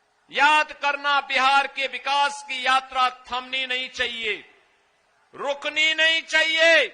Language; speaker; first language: Hindi; native; Hindi